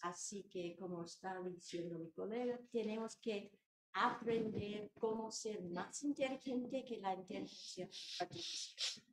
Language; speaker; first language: Spanish; non-native, fluent; English